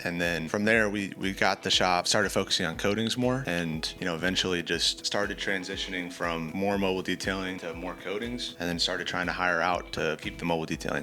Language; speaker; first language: English; native; English